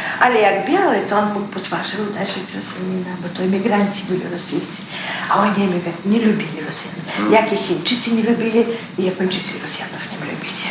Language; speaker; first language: Polish; early bilingual, heritage; Polish